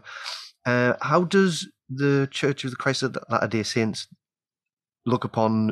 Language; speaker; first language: English; native; English